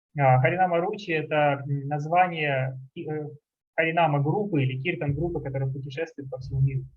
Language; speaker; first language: Russian; native; Russian